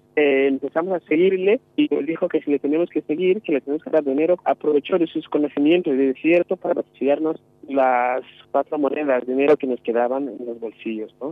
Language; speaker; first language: Spanish; non-native, fluent; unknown